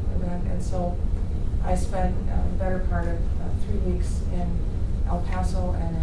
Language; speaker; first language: English; native; English